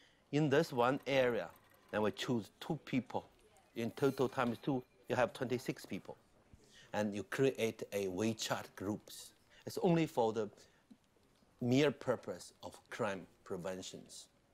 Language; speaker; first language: English; non-native, fluent; Chinese